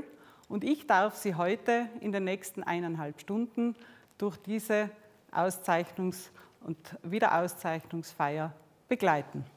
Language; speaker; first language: German; native; German